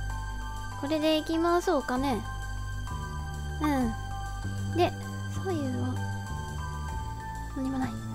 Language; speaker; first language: Japanese; native; Japanese